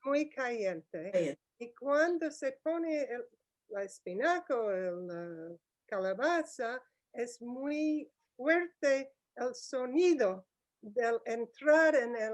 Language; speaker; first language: Spanish; non-native, learner; English